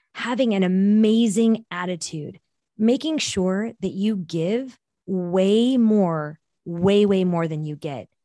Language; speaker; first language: English; early bilingual, other home language; Portuguese